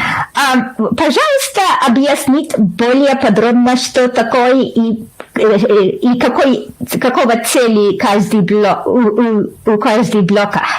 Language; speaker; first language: Russian; non-native, learner; English